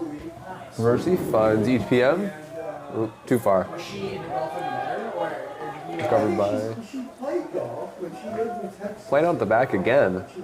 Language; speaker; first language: English; native; English